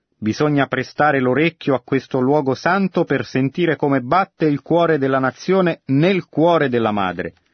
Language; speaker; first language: Italian; native; Italian